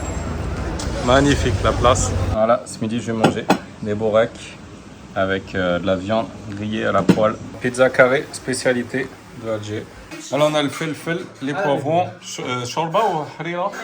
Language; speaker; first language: French; native; French